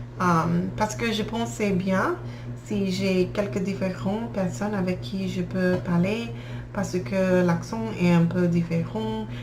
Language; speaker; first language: French; non-native, learner; English